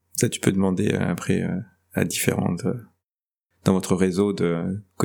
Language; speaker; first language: French; native; French